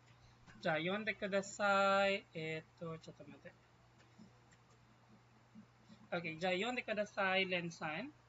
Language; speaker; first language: Japanese; non-native, fluent; Filipino